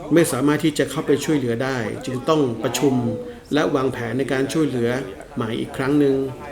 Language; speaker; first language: Thai; non-native, fluent; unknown